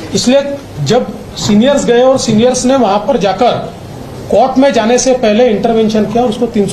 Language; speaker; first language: Hindi; non-native, local second language; Marathi